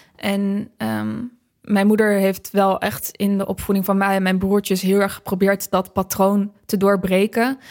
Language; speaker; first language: Dutch; native; Dutch